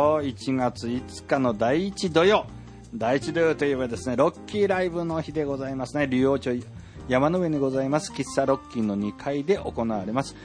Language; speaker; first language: Japanese; native; Japanese